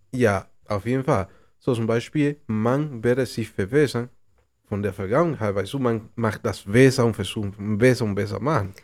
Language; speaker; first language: German; non-native, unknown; Spanish